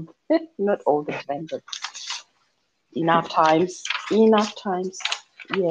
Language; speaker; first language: English; non-native, local second language; Shona